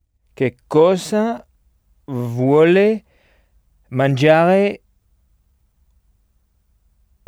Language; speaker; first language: Italian; non-native, learner; French